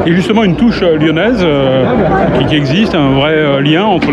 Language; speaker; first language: French; native; French